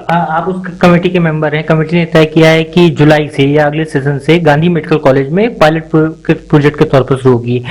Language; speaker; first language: Hindi; native; Hindi